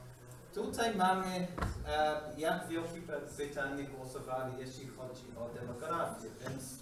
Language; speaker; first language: Polish; non-native, learner; English